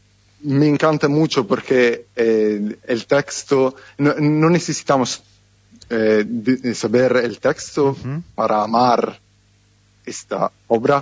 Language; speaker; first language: Spanish; non-native, fluent; Italian